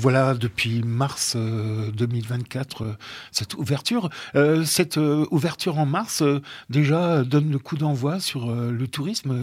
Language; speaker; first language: French; native; French